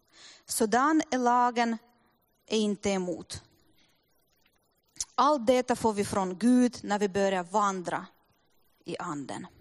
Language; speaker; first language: Swedish; non-native, fluent; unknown